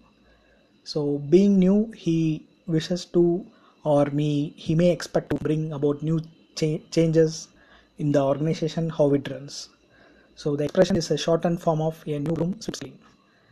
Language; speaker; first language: English; non-native, local second language; Tamil